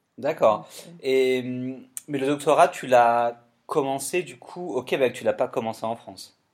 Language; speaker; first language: French; native; French